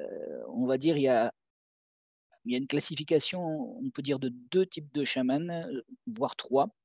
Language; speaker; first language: French; native; French